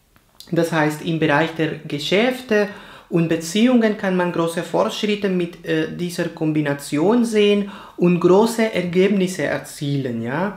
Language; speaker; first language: German; non-native, fluent; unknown